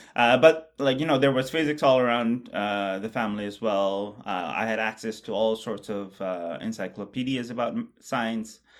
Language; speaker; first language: English; non-native, local second language; Bangla